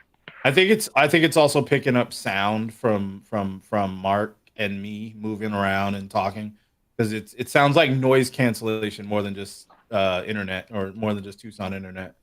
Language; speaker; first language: English; native; English